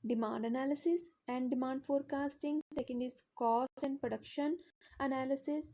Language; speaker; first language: English; non-native, local second language; Punjabi